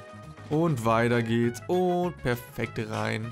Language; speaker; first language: German; native; German